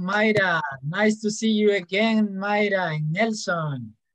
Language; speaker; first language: English; non-native, fluent; Spanish